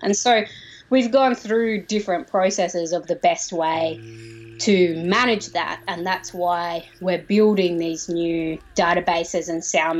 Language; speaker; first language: English; native; English